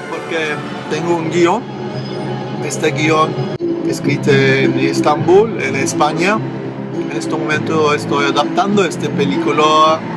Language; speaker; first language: Spanish; non-native, learner; Turkish